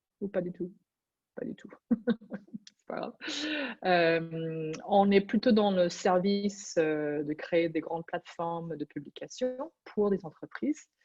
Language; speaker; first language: French; non-native, fluent; English